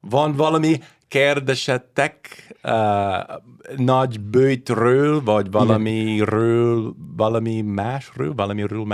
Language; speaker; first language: Hungarian; non-native, learner; English